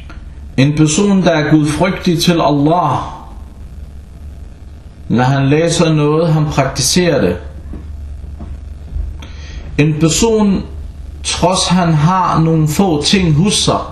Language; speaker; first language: Danish; early bilingual, other home language; Arabic